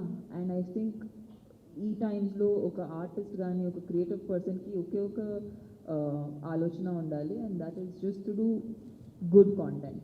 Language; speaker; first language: Telugu; non-native, local second language; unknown